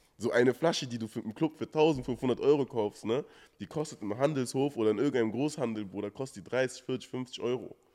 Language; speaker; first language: German; native; German